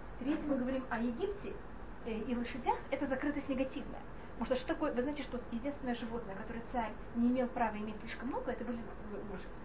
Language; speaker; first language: Russian; non-native, fluent; Hebrew